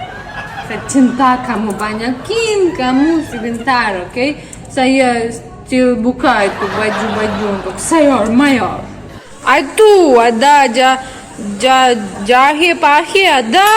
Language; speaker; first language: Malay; non-native, learner; Russian